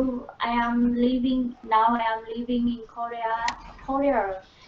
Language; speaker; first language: English; non-native, learner; Vietnamese